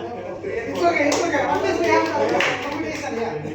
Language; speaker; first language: English; non-native, learner; Hindi